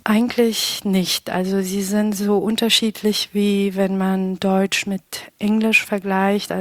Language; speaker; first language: German; early bilingual, other home language; Pashto